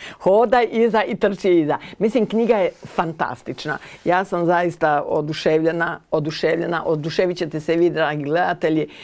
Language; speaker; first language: Croatian; native; Croatian